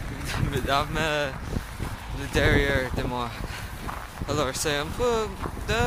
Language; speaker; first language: French; non-native, learner; English